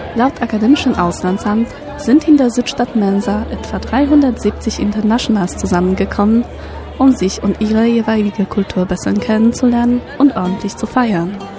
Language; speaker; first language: German; non-native, fluent; Polish